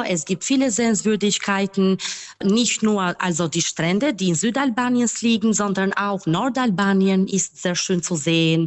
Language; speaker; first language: German; non-native, fluent; Albanian